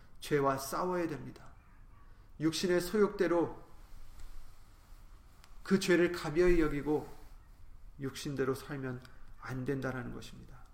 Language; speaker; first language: Korean; native; Korean